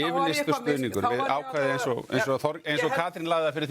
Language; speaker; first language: Icelandic; native; Icelandic